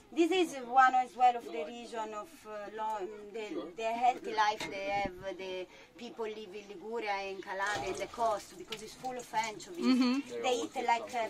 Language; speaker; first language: English; non-native, fluent; Italian